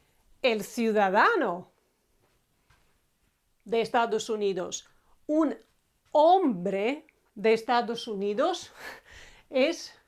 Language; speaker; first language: Spanish; non-native, fluent; Croatian